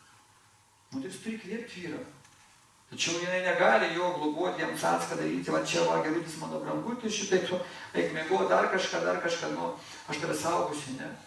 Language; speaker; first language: Lithuanian; native; Lithuanian